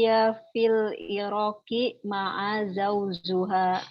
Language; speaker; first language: Arabic; non-native, learner; Indonesian